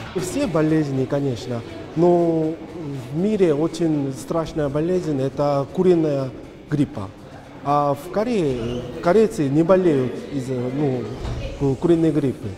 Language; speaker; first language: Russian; non-native, learner; Korean